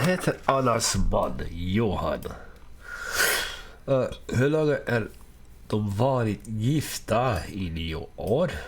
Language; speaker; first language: Swedish; non-native, learner; Dutch